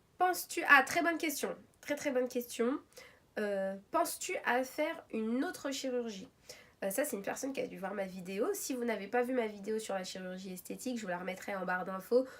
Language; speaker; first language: French; early bilingual, other home language; Arabic